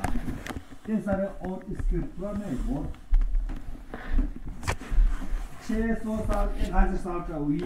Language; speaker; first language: Hindi; non-native, local second language; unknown